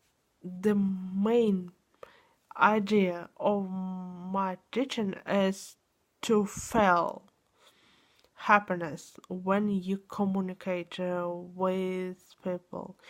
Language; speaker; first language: English; non-native, learner; Russian